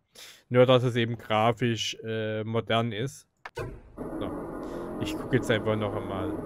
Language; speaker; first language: German; native; German